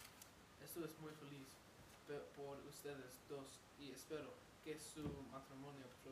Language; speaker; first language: Spanish; non-native, learner; English